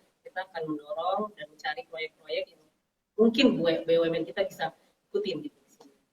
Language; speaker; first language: Indonesian; native; Indonesian